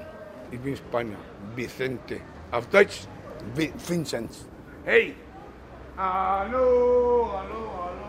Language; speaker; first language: German; non-native, learner; Spanish